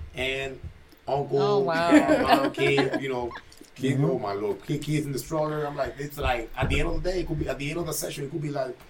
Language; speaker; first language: English; non-native, fluent; Spanish